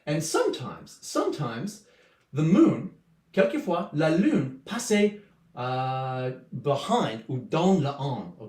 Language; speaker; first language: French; non-native, learner; English